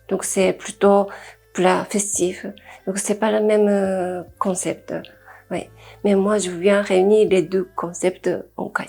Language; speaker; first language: French; non-native, fluent; Japanese